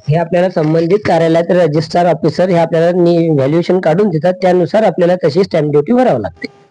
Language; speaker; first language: Marathi; native; Marathi